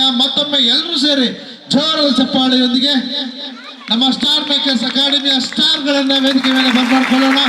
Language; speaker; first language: Kannada; native; Kannada